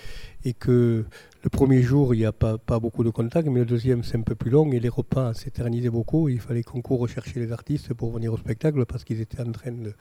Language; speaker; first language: French; native; French